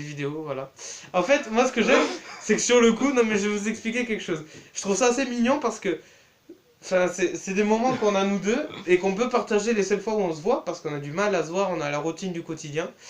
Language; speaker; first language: French; native; French